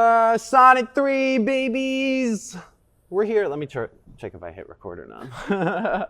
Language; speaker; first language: English; native; English